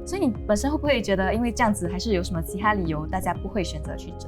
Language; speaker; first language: Chinese; native; Chinese